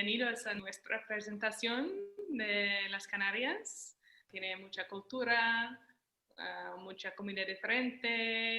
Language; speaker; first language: Spanish; non-native, fluent; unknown